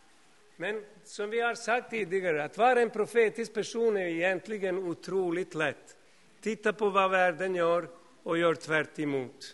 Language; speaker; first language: Swedish; non-native, fluent; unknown